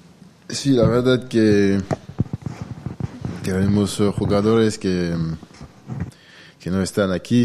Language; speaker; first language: Spanish; non-native, learner; French